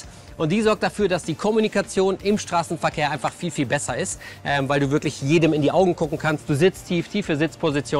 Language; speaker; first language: German; native; German